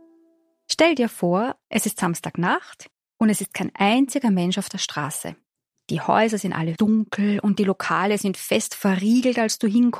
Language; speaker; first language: German; native; German